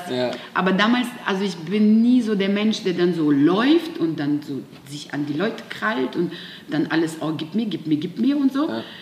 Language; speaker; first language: German; non-native, fluent; Russian